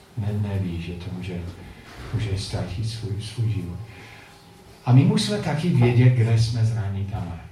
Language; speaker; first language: Czech; non-native, fluent; English